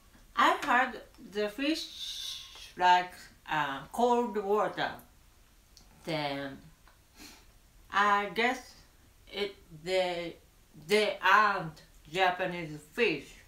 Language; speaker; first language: English; non-native, learner; Japanese